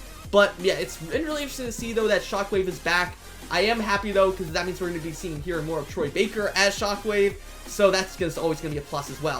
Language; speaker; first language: English; native; English